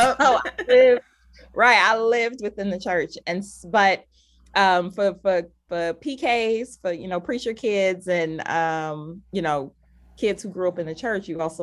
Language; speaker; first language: English; native; English